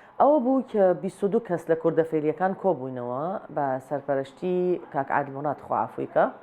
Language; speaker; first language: Central Kurdish; non-native, local second language; Southern Kurdish